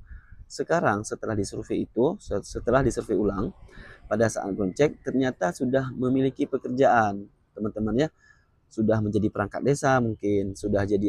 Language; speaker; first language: Indonesian; native; Indonesian